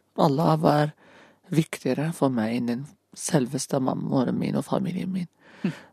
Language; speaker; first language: Norwegian; non-native, fluent; Arabic